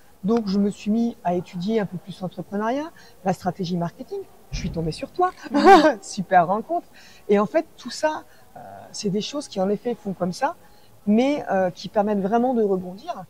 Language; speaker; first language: French; native; French